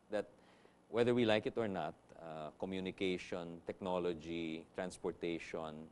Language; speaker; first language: English; non-native, local second language; Filipino